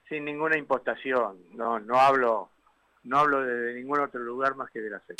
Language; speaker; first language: Spanish; native; Spanish